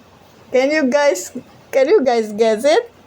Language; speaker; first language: English; non-native, learner; Indonesian